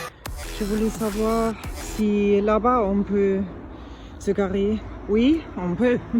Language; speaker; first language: French; non-native, fluent; German